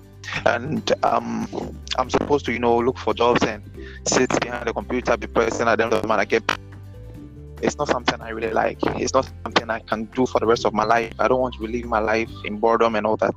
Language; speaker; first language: English; non-native, local second language; Akan